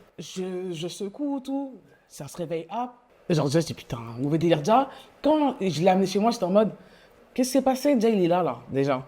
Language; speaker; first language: French; native; French